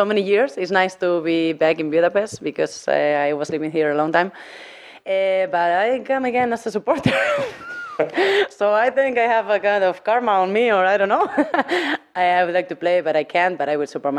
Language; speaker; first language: English; non-native, fluent; Spanish